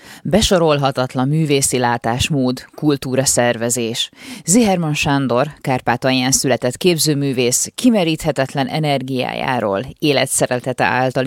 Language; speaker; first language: Hungarian; native; Hungarian